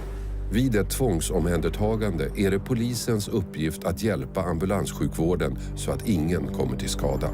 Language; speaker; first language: Swedish; native; Swedish